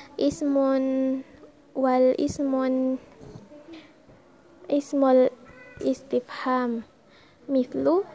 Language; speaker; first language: Arabic; non-native, learner; Indonesian